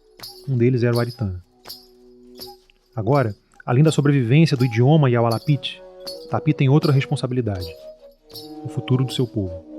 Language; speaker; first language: Portuguese; native; Portuguese